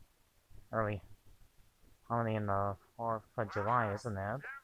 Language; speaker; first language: English; native; English